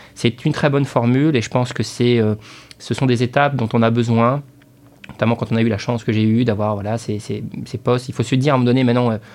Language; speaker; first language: French; native; French